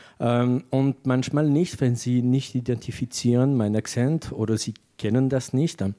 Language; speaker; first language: German; non-native, fluent; French